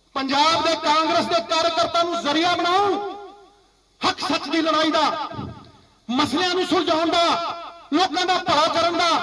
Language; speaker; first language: Hindi; non-native, local second language; Punjabi